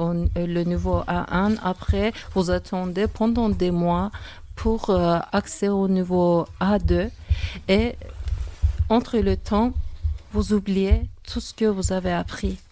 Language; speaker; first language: French; non-native, fluent; Turkish